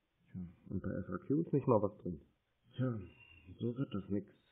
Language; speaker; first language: German; native; German